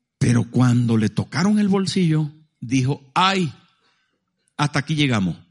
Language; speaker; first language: Spanish; native; Spanish